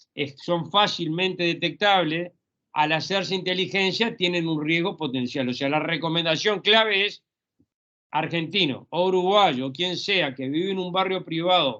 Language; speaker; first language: Spanish; native; Spanish